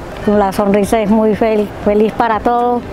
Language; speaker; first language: Spanish; non-native, local second language; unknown